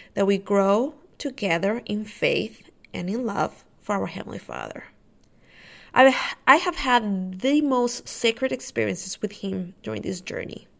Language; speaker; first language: English; non-native, fluent; Spanish